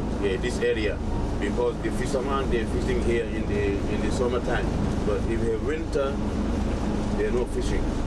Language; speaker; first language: English; non-native, learner; Spanish